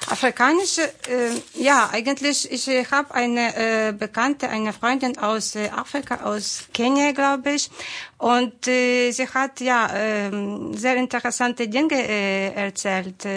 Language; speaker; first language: German; non-native, fluent; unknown